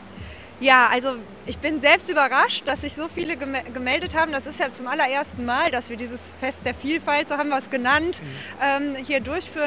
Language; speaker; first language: German; native; German